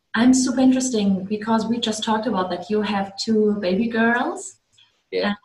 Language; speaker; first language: English; non-native, fluent; German